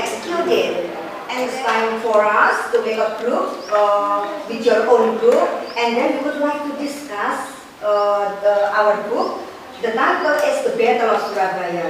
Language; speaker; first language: English; non-native, fluent; Indonesian